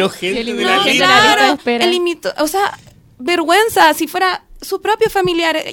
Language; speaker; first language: Spanish; native; Spanish